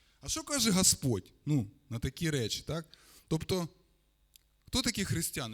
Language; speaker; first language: Ukrainian; non-native, local second language; Russian